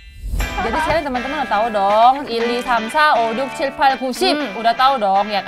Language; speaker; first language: Indonesian; non-native, fluent; Korean